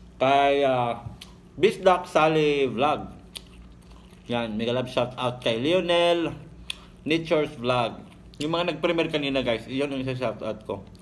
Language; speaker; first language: Filipino; non-native, local second language; Cebuano